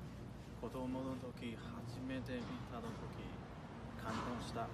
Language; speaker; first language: Japanese; non-native, learner; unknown